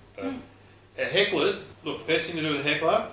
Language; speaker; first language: English; native; English